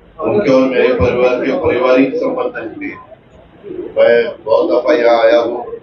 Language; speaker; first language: Hindi; non-native, local second language; Marathi